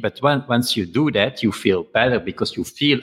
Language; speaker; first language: English; non-native, fluent; Dutch